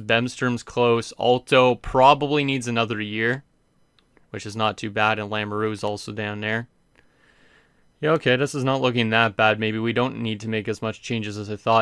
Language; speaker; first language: English; native; English